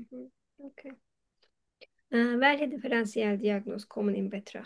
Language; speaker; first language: German; non-native, fluent; Turkish